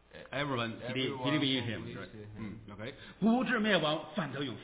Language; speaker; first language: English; non-native, learner; Chinese